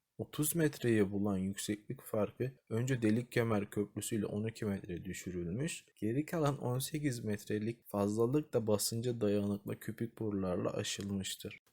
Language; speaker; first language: Turkish; native; Turkish